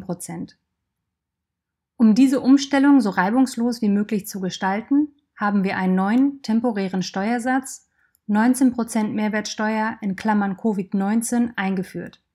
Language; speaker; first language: German; native; German